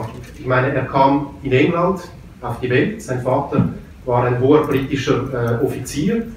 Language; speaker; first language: German; native; German